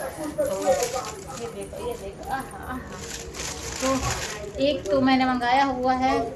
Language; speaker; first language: Hindi; native; Hindi